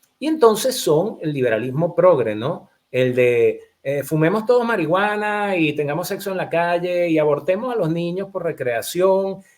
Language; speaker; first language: Spanish; native; Spanish